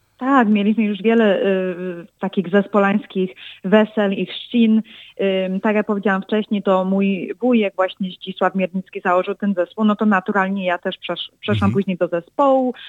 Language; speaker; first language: Polish; early bilingual, heritage; Polish